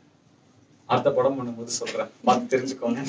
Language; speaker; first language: Tamil; native; Tamil